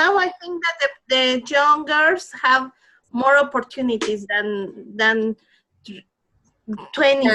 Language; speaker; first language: English; non-native, learner; Spanish